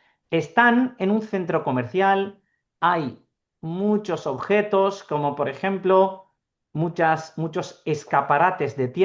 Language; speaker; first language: Spanish; non-native, fluent; Urdu